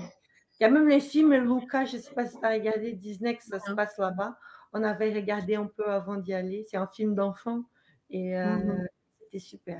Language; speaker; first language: French; non-native, fluent; Portuguese